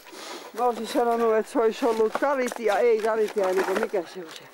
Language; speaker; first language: Finnish; native; Finnish